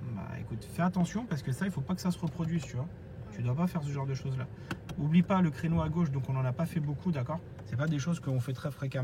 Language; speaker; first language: French; native; French